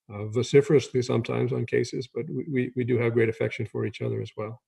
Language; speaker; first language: English; native; English